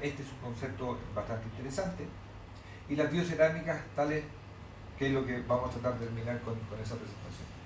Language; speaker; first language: Spanish; native; Spanish